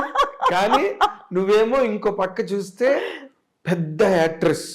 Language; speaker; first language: Telugu; native; Telugu